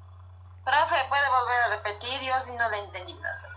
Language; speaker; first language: Spanish; native; Spanish